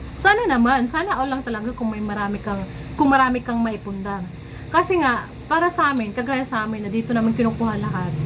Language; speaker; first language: Filipino; non-native, local second language; Cebuano